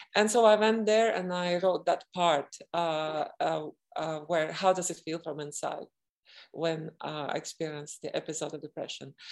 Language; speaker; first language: English; non-native, fluent; Latvian